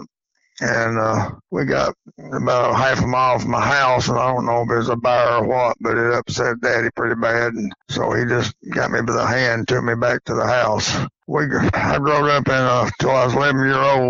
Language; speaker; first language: English; native; English